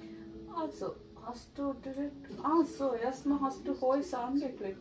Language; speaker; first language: German; non-native, learner; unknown